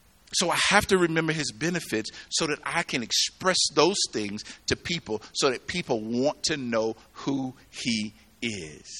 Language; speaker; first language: English; native; English